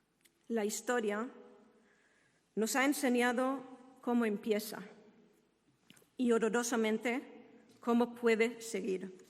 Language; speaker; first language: Spanish; non-native, fluent; Hebrew